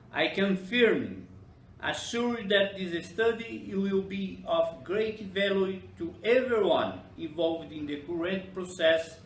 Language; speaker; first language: English; non-native, fluent; Portuguese